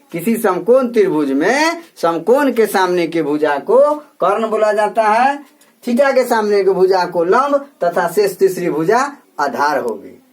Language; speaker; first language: Hindi; native; Hindi